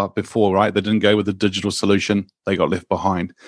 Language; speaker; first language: English; native; English